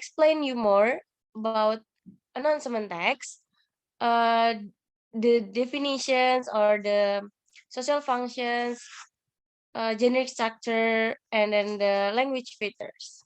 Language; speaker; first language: English; non-native, learner; Indonesian